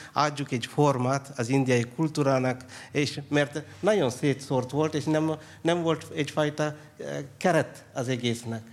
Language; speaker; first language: Hungarian; non-native, fluent; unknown